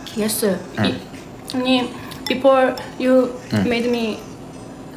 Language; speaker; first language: English; non-native, learner; Korean